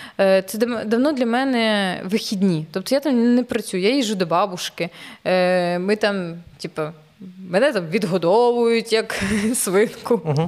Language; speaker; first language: Ukrainian; non-native, local second language; Russian